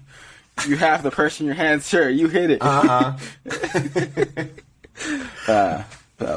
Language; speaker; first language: English; native; English